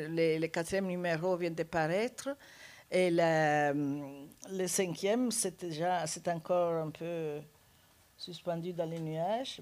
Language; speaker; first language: French; non-native, fluent; Italian